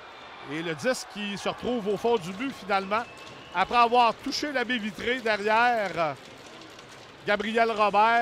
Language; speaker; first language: French; native; French